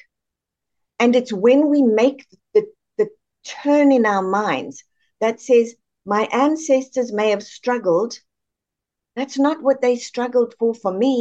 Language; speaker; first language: English; native; English